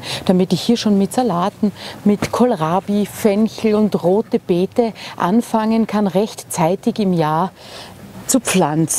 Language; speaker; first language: German; native; German